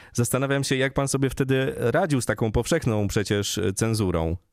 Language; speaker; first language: Polish; native; Polish